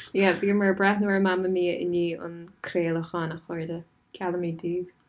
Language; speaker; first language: Irish; non-native, local second language; English